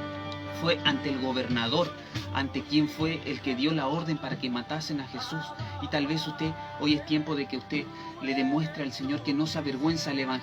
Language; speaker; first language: Spanish; native; Spanish